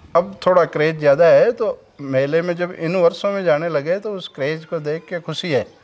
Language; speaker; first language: Hindi; native; Hindi